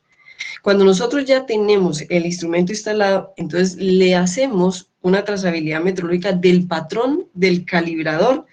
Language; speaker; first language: Spanish; native; Spanish